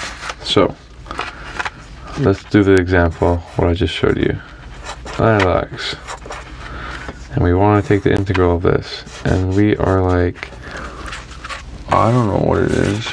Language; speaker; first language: English; native; English